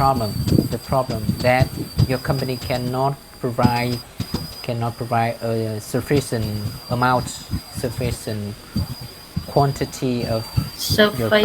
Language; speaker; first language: English; non-native, fluent; Vietnamese